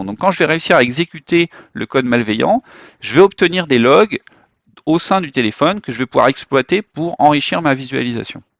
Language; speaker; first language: French; native; French